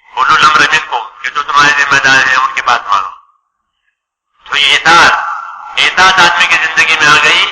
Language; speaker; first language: Urdu; non-native, local second language; Gujarati